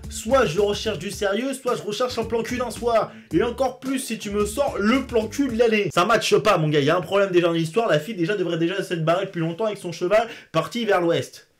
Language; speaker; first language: French; native; French